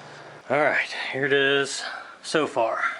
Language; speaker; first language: English; native; English